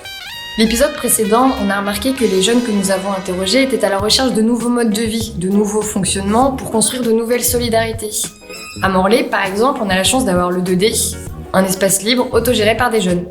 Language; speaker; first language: French; native; French